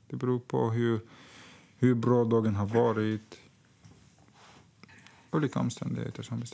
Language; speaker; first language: Swedish; non-native, fluent; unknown